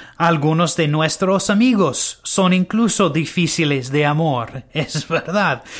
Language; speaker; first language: Spanish; non-native, learner; English